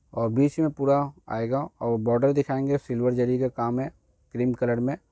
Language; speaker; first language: Hindi; native; Hindi